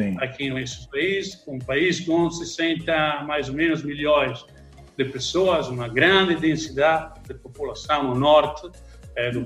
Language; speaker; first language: Portuguese; non-native, learner; Italian